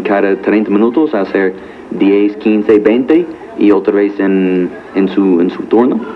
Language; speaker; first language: Spanish; non-native, fluent; English